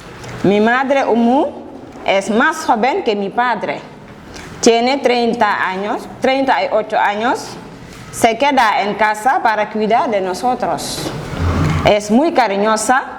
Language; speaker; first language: Spanish; non-native, fluent; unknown